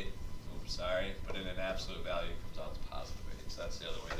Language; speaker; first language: English; native; English